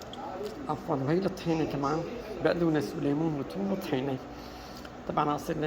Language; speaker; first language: Arabic; native; Arabic